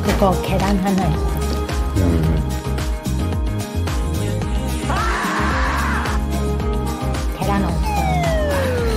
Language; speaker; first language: Korean; non-native, learner; Chinese